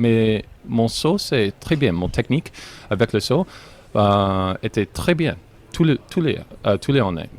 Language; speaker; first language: French; non-native, learner; English